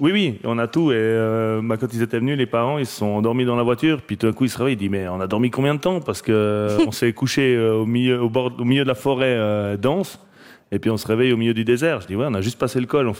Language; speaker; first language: French; native; French